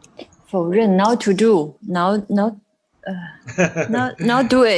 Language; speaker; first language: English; non-native, learner; Chinese